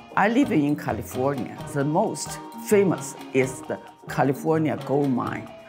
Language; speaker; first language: English; non-native, fluent; Chinese